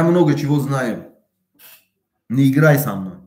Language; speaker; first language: Russian; non-native, fluent; Tajik